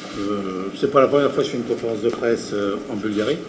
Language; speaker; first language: French; native; French